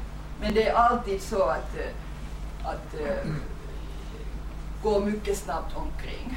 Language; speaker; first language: Swedish; non-native, fluent; Finnish